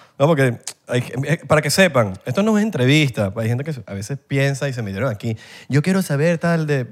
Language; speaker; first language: Spanish; native; Spanish